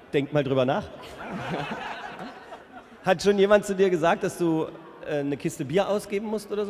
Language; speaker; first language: German; native; German